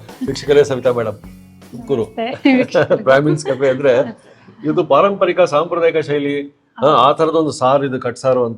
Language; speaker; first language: Kannada; native; Kannada